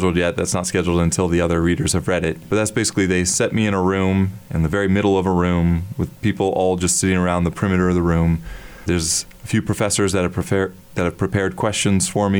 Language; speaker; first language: English; native; English